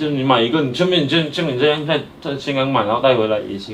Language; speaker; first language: Chinese; native; Chinese